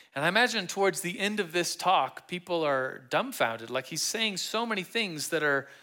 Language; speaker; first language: English; native; English